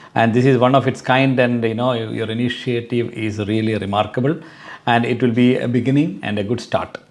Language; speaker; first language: English; non-native, local second language; Malayalam